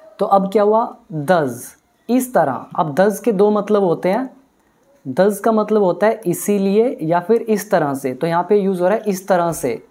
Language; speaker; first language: Hindi; native; Hindi